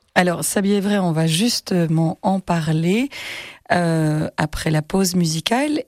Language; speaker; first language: French; native; French